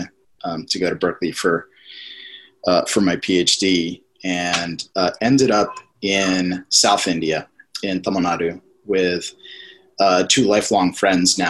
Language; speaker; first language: English; native; English